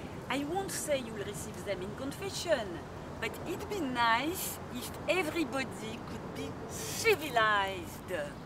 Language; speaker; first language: English; non-native, fluent; French